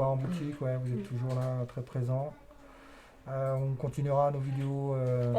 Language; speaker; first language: French; native; French